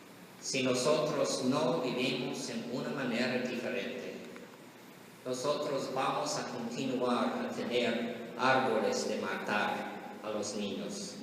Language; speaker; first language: Spanish; non-native, learner; English